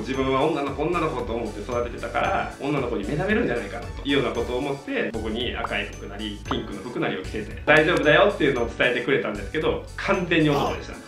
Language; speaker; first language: Japanese; native; Japanese